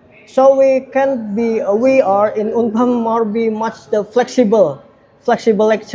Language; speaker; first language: English; non-native, learner; Indonesian